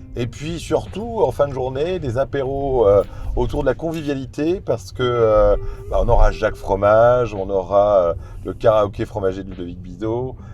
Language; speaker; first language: French; native; French